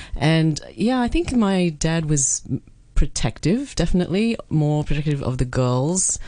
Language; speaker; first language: English; native; English